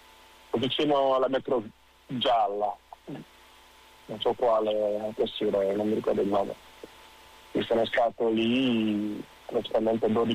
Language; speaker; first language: Italian; non-native, fluent; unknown